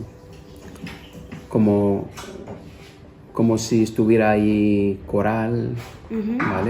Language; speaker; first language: Spanish; non-native, fluent; Arabic